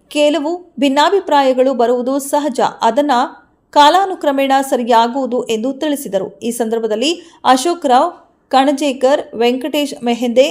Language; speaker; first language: Kannada; native; Kannada